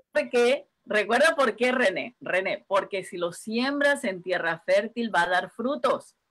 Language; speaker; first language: Spanish; native; Spanish